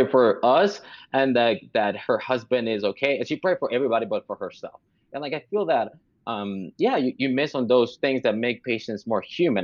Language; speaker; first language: English; non-native, fluent; Spanish